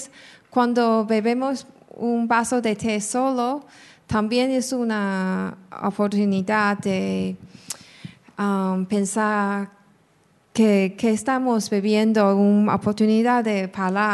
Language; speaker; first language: Spanish; non-native, fluent; Chinese